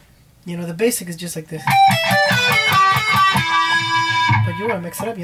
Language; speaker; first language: English; early bilingual, other home language; Spanish